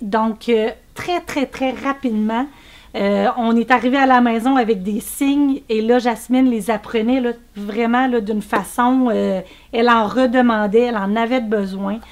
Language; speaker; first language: French; native; French